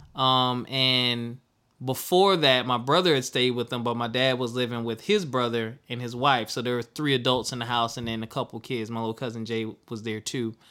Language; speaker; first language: English; native; English